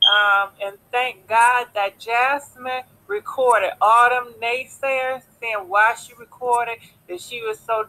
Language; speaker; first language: English; native; English